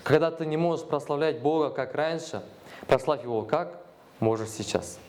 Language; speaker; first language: Russian; non-native, local second language; Kazakh